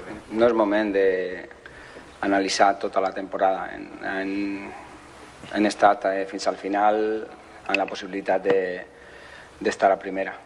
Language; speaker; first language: Catalan; non-native, fluent; Spanish